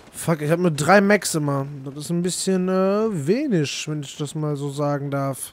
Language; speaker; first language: German; native; German